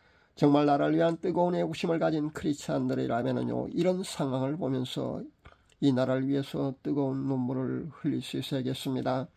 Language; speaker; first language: Korean; native; Korean